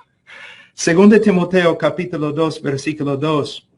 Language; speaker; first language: Spanish; non-native, fluent; English